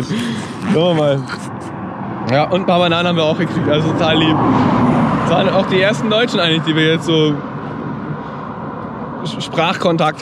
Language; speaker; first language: German; native; German